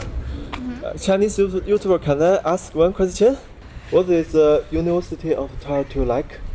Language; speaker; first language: English; non-native, learner; Chinese